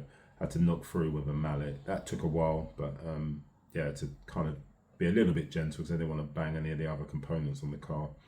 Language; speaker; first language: English; native; English